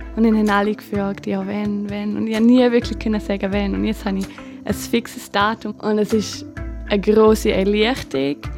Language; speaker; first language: German; non-native, local second language; Romansh